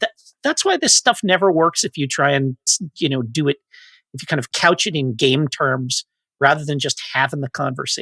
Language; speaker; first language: English; native; English